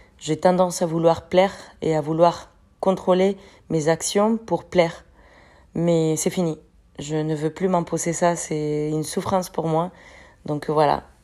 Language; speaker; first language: French; non-native, fluent; Spanish